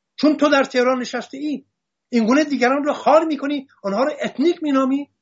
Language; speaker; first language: Persian; non-native, local second language; Assyrian Neo-Aramaic